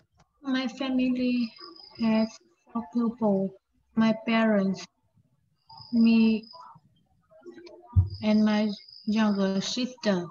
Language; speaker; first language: English; non-native, learner; Vietnamese